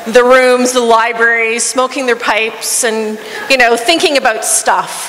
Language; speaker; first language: English; native; English